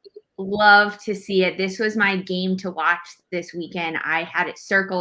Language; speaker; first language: English; native; English